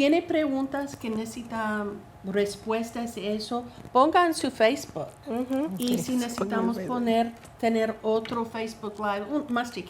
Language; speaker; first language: Spanish; non-native, learner; English